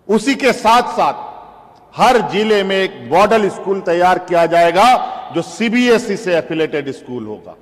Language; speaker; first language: Hindi; native; Hindi